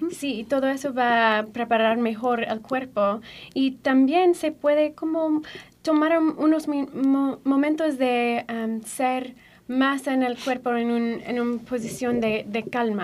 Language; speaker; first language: Spanish; non-native, fluent; English